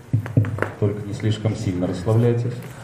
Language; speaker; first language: Russian; native; Russian